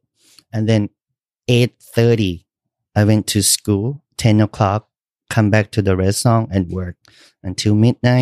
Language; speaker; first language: English; non-native, learner; Thai